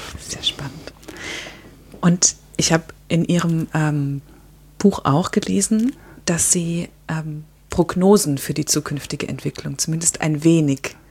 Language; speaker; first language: German; native; German